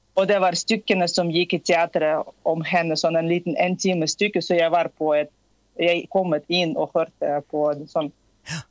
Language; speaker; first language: Norwegian; non-native, fluent; Tatar